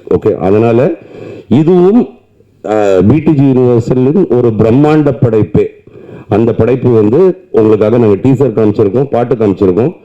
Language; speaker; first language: Tamil; native; Tamil